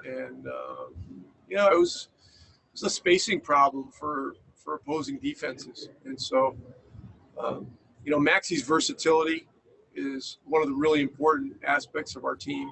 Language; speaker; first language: English; native; English